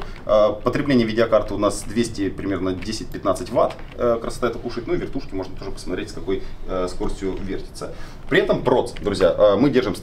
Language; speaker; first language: Russian; native; Russian